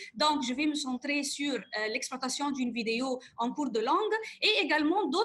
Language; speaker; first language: French; non-native, fluent; Arabic